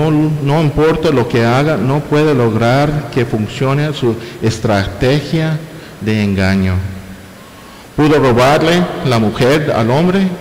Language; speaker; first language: Spanish; non-native, fluent; English